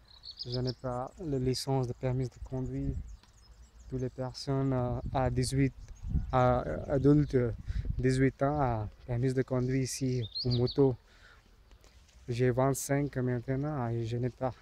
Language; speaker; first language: French; non-native, learner; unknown